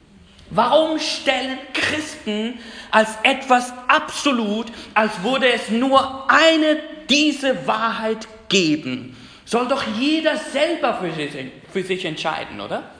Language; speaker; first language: German; non-native, fluent; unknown